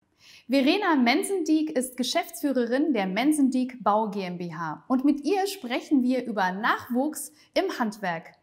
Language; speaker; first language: German; native; German